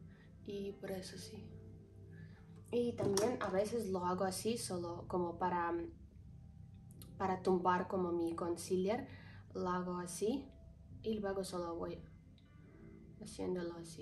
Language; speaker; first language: Spanish; non-native, learner; Ukrainian